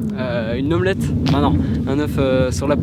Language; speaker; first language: French; native; French